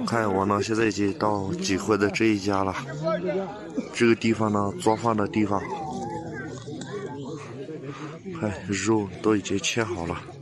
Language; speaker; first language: Chinese; non-native, local second language; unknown